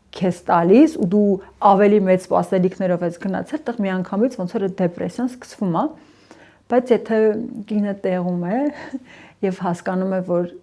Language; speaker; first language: Armenian; early bilingual, heritage; Armenian